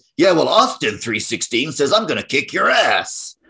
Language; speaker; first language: English; native; English